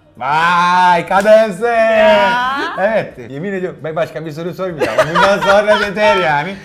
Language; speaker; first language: Turkish; non-native, fluent; Italian